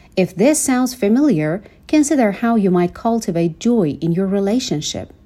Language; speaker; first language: English; non-native, fluent; Persian